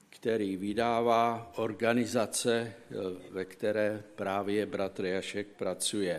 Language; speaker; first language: Czech; native; Czech